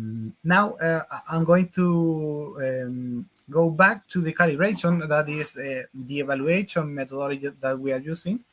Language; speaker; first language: English; non-native, learner; Spanish